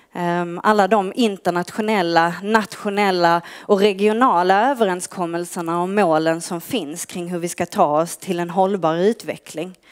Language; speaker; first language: Swedish; native; Swedish